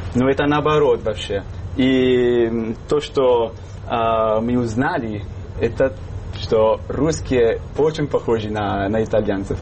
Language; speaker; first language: Russian; non-native, fluent; Italian